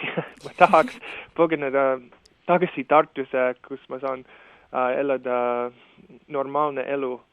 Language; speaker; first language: Estonian; non-native, fluent; English